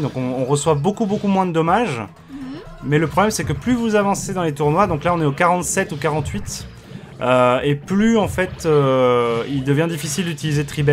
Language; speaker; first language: French; native; French